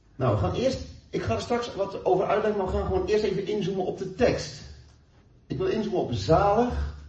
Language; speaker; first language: Dutch; native; Dutch